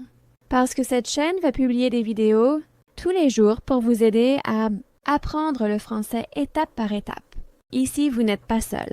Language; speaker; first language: French; non-native, fluent; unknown